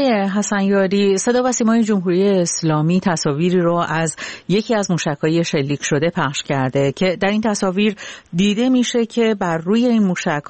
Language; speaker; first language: Persian; native; Persian